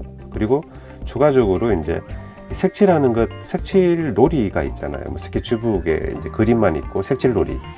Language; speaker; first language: Korean; native; Korean